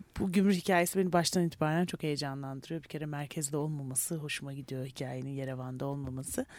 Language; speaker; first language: Turkish; native; Turkish